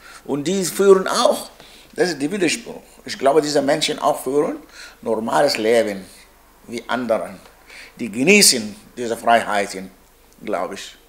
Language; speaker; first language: German; non-native, learner; Arabic